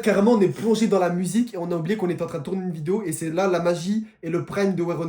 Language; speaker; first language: French; native; French